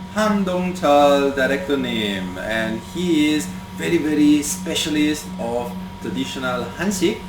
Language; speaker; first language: English; non-native, fluent; Italian